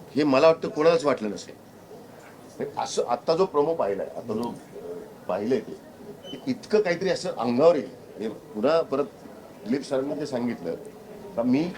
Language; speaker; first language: Marathi; native; Marathi